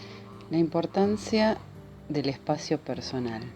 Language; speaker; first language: Spanish; native; Spanish